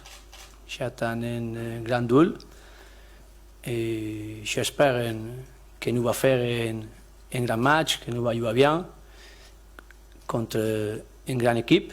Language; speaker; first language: French; non-native, learner; Spanish